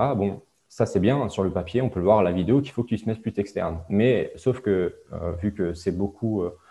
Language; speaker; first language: French; native; French